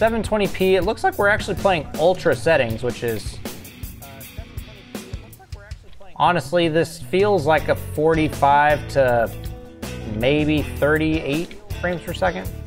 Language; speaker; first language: English; native; English